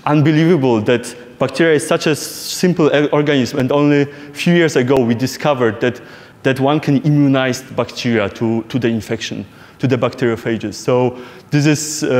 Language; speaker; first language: English; non-native, fluent; Polish